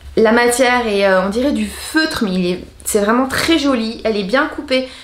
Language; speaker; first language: French; native; French